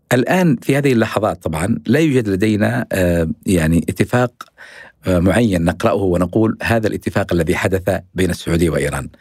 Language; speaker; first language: Arabic; native; Arabic